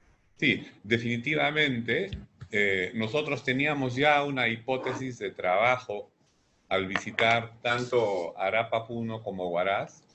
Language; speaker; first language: Spanish; native; Spanish